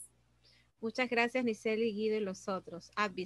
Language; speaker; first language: Spanish; native; Spanish